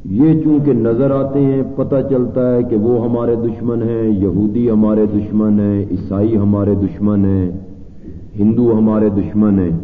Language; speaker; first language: Urdu; native; Urdu